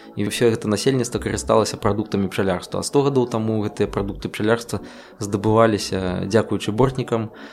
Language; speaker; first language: Belarusian; non-native, local second language; Russian